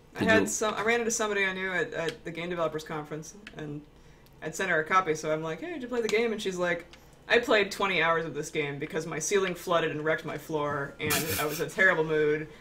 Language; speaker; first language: English; native; English